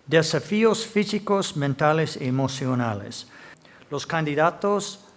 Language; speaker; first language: Spanish; non-native, fluent; English